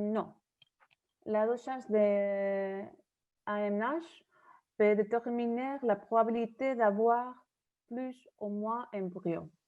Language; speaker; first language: French; non-native, learner; Spanish